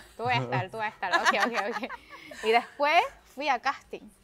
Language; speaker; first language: Spanish; non-native, fluent; Chinese